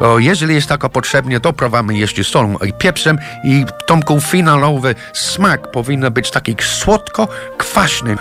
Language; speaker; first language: Polish; non-native, fluent; English